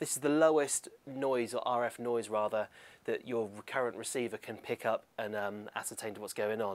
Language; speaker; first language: English; native; English